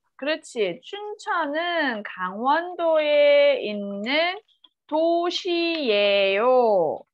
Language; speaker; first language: Korean; native; Korean